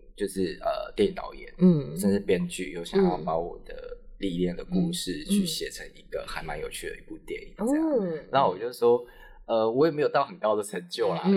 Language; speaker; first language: Chinese; native; Chinese